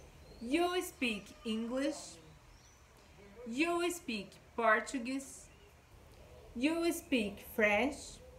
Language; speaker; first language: English; non-native, fluent; Portuguese